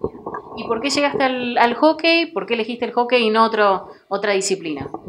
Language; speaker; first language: Spanish; native; Spanish